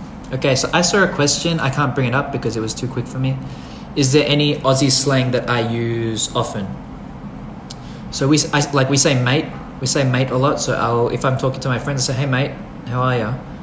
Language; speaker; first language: English; early bilingual, other home language; Thai